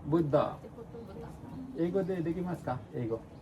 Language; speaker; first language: Japanese; non-native, learner; Nepali